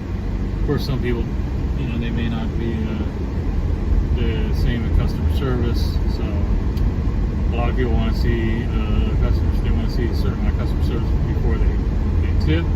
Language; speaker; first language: English; native; English